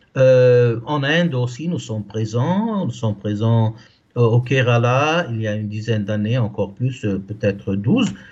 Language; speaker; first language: French; non-native, local second language; Arabic